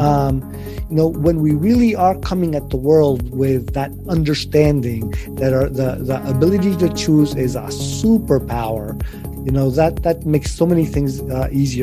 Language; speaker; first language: English; early bilingual, other home language; Spanish